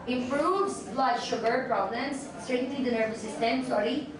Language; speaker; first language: English; non-native, local second language; Filipino